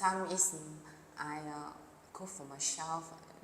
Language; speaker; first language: English; non-native, learner; Vietnamese